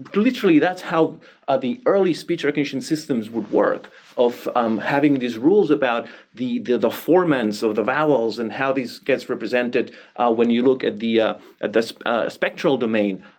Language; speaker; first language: English; non-native, fluent; Catalan